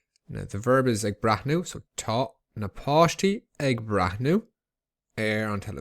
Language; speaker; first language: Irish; non-native, local second language; English